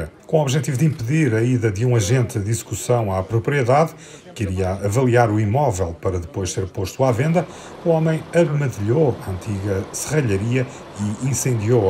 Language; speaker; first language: Portuguese; native; Portuguese